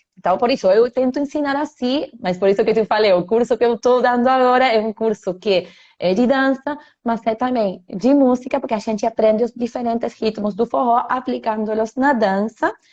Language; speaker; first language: Portuguese; non-native, fluent; Spanish